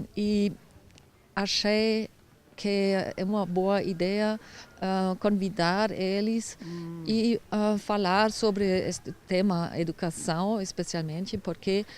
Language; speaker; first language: Portuguese; non-native, fluent; German